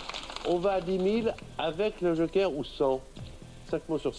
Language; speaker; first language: French; native; French